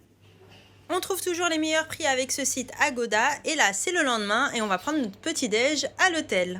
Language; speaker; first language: French; native; French